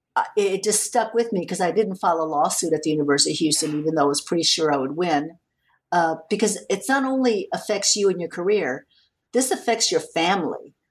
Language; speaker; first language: English; native; English